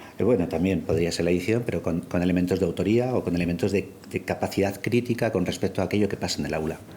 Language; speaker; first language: Spanish; native; Spanish